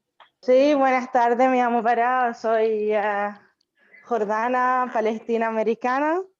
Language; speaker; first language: Spanish; non-native, fluent; Arabic